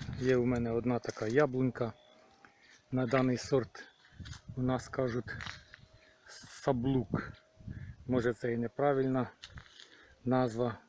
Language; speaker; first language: Ukrainian; native; Ukrainian